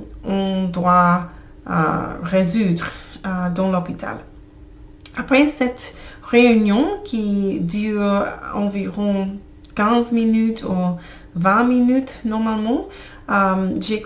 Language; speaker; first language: French; non-native, learner; English